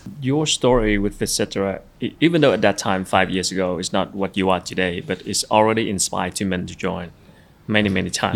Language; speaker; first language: English; non-native, fluent; Vietnamese